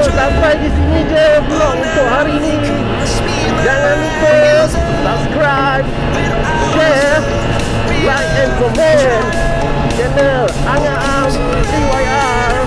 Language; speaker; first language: Malay; native; Malay